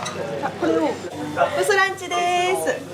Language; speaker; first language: Japanese; native; Japanese